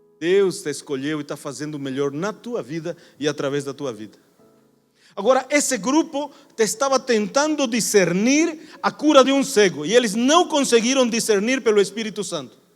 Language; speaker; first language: Portuguese; non-native, fluent; Spanish